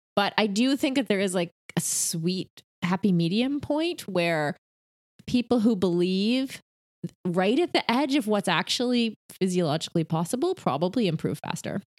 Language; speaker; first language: English; native; English